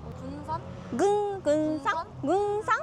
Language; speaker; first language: Korean; non-native, learner; Japanese